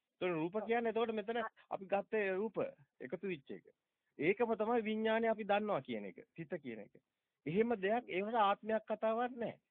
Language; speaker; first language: Sinhala; native; Sinhala